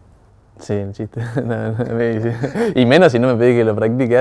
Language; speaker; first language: Spanish; native; Spanish